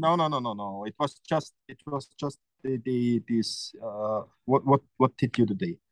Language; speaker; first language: English; non-native, learner; German